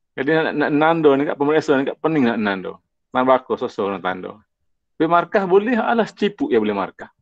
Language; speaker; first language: Malay; native; Malay